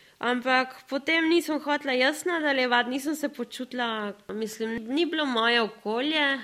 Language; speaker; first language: Slovenian; early bilingual, other home language; Spanish